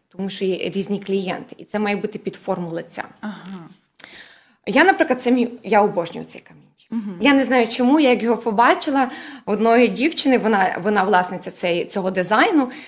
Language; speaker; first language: Ukrainian; native; Ukrainian